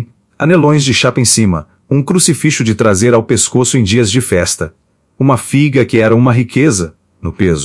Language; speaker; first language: Portuguese; native; Portuguese